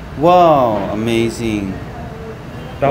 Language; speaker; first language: English; non-native, learner; Filipino